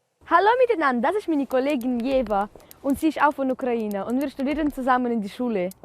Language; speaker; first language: German; non-native, learner; Ukrainian